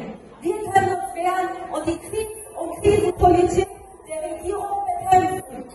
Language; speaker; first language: German; early bilingual, other home language; Turkish